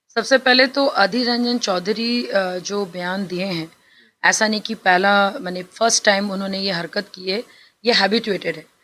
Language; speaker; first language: Hindi; non-native, local second language; Bangla